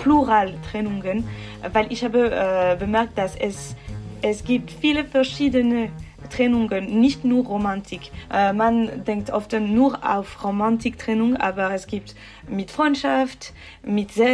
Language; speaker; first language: German; non-native, learner; French